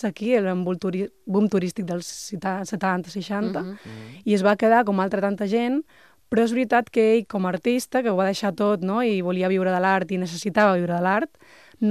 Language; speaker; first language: Catalan; non-native, local second language; Spanish